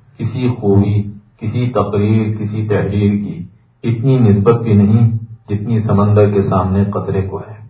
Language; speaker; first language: Urdu; native; Urdu